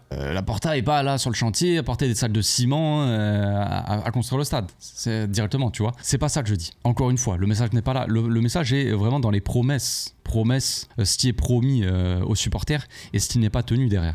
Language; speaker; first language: French; native; French